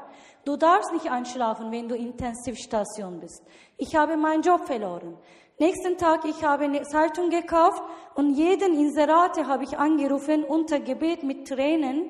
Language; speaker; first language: German; non-native, learner; Turkish